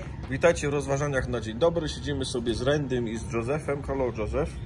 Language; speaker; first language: Polish; native; Polish